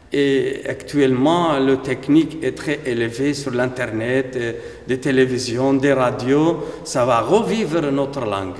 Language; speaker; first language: French; non-native, fluent; Aramaic